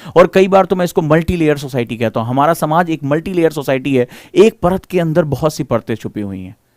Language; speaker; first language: Hindi; native; Hindi